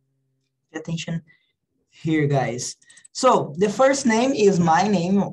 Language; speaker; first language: English; non-native, learner; Portuguese